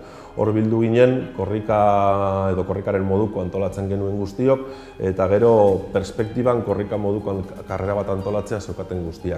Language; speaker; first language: Basque; native; Basque